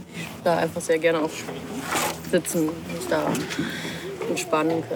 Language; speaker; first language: German; native; German